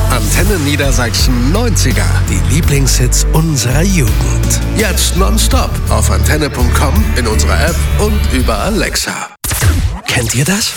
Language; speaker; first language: German; native; German